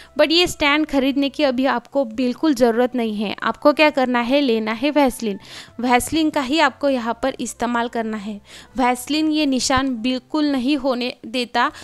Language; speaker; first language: Hindi; non-native, local second language; Marathi